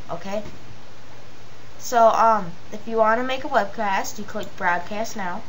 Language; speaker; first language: English; native; English